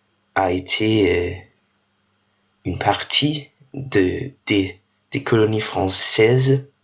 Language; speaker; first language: French; non-native, learner; Danish